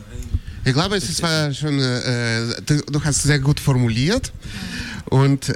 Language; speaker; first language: German; non-native, fluent; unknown